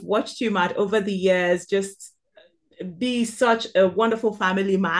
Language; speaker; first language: English; non-native, local second language; Igbo